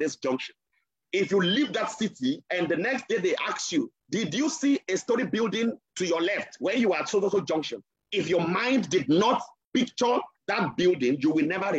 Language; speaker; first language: English; non-native, local second language; Yoruba